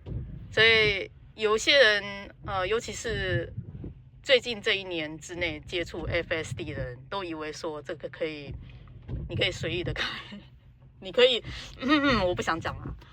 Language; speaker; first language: Chinese; native; Chinese